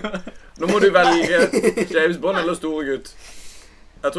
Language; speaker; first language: Norwegian; native; Norwegian